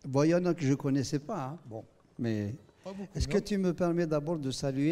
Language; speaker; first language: French; non-native, local second language; Kabyle